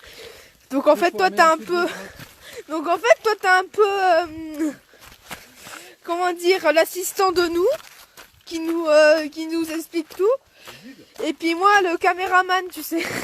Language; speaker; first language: French; native; French